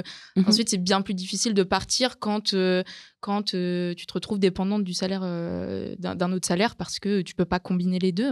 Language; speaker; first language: French; native; French